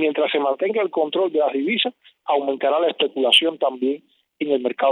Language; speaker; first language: Spanish; native; Spanish